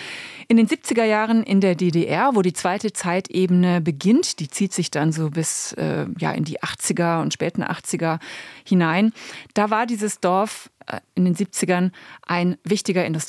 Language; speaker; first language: German; native; German